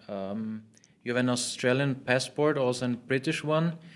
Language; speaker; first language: English; non-native, fluent; German